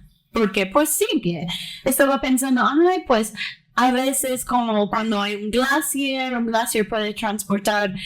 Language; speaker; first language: Spanish; early bilingual, heritage; Spanish